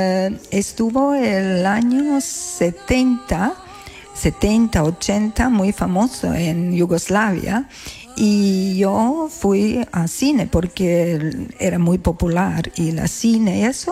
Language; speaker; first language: Spanish; non-native, learner; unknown